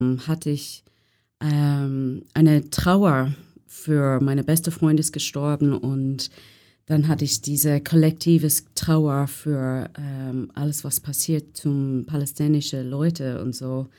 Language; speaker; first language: German; non-native, fluent; English